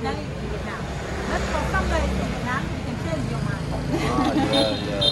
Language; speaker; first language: English; non-native, learner; Vietnamese